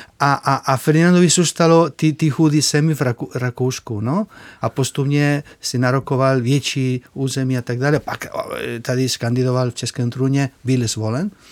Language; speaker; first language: Czech; non-native, fluent; Spanish